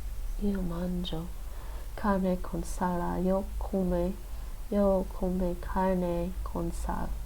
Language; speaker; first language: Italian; non-native, learner; English